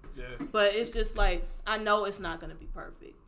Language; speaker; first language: English; native; English